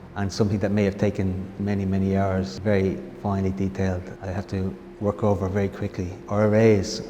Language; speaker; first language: English; native; English